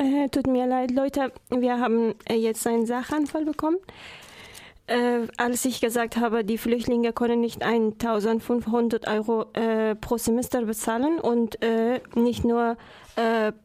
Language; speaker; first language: German; non-native, learner; Persian